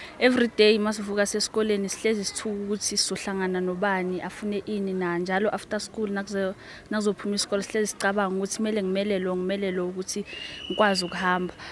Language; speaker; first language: Zulu; native; Zulu